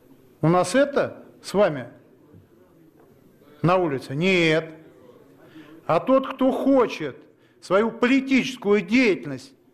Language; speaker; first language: Russian; native; Russian